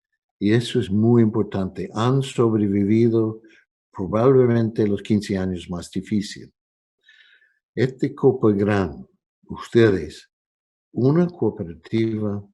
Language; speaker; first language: Spanish; non-native, fluent; English